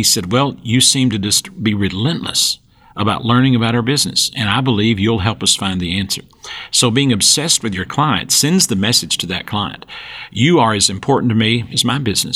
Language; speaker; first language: English; native; English